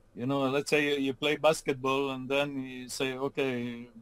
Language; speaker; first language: English; non-native, fluent; Hebrew